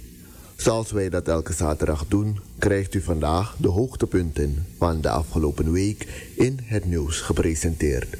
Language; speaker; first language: Dutch; native; Dutch